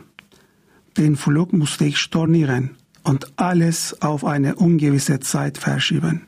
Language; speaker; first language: German; non-native, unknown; Turkish